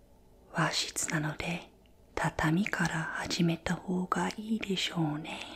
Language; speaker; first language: Japanese; non-native, fluent; English